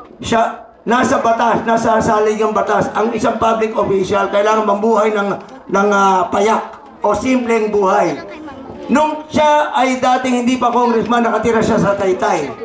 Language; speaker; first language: Filipino; native; Filipino